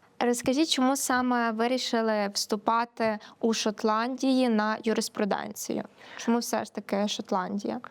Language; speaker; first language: Ukrainian; native; Ukrainian